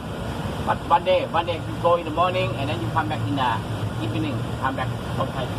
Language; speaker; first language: English; non-native, learner; Thai